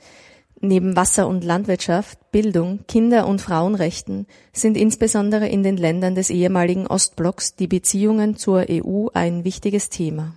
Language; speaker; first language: German; native; German